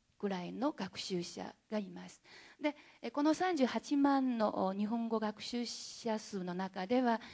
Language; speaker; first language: Japanese; non-native, fluent; Chinese